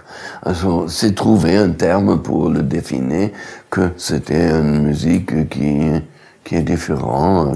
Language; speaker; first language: French; non-native, fluent; German